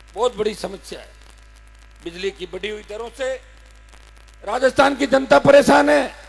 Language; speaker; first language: Hindi; native; Hindi